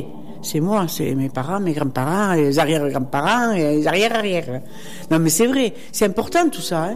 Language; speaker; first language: French; native; French